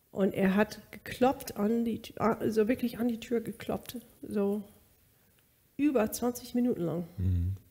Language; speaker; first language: German; non-native, fluent; English